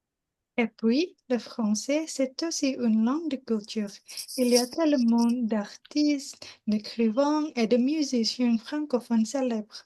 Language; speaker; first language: French; non-native, learner; Indonesian